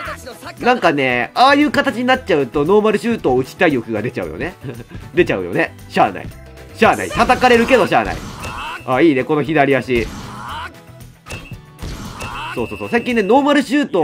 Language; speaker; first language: Japanese; native; Japanese